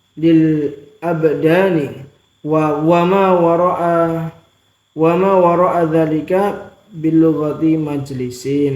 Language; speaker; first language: Arabic; non-native, learner; Indonesian